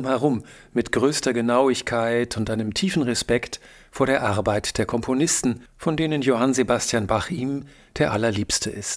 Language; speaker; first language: German; native; German